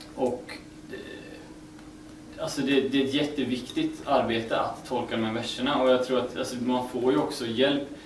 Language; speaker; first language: Swedish; native; Swedish